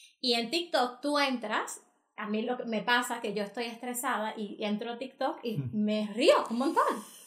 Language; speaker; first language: Spanish; native; Spanish